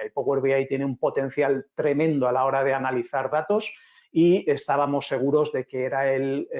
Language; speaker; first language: Spanish; native; Spanish